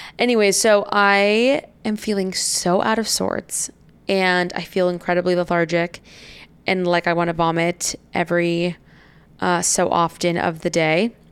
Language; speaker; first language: English; native; English